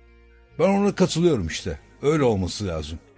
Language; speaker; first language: Turkish; native; Turkish